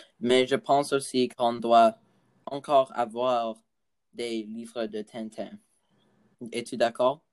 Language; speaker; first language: French; non-native, learner; English